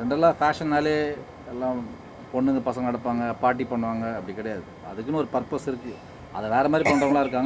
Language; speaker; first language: Tamil; native; Tamil